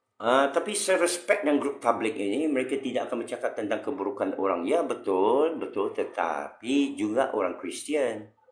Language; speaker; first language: Malay; non-native, local second language; Chinese